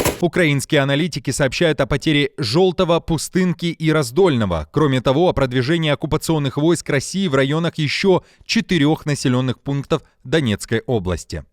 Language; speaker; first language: Russian; native; Russian